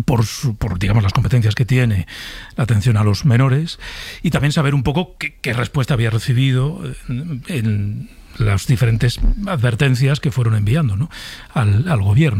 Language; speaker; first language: Spanish; native; Spanish